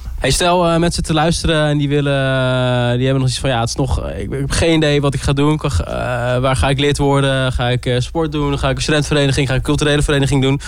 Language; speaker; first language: Dutch; native; Dutch